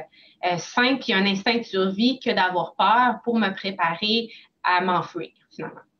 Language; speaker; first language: French; native; French